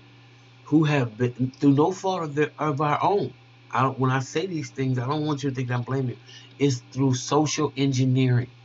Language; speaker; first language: English; native; English